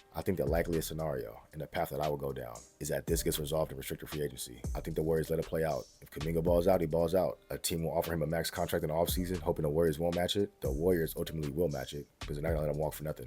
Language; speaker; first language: English; native; English